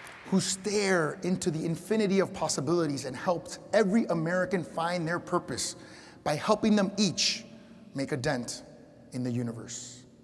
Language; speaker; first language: English; native; English